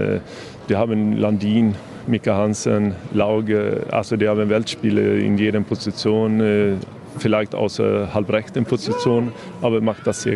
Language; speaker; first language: German; non-native, fluent; Swedish